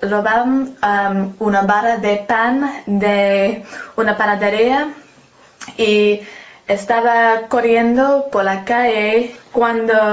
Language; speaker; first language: Spanish; non-native, learner; English